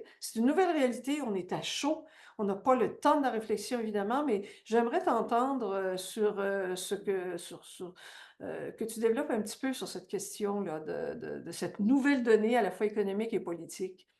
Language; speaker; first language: French; native; French